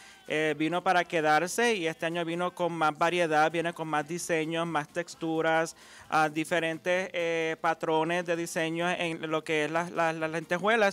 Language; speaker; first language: Spanish; native; Spanish